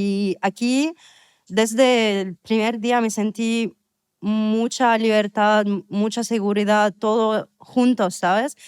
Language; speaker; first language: Spanish; non-native, fluent; Arabic